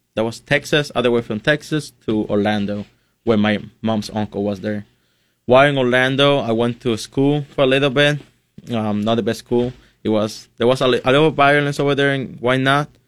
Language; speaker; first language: English; non-native, fluent; Spanish